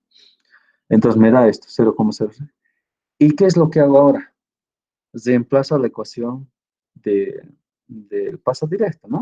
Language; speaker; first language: Spanish; native; Spanish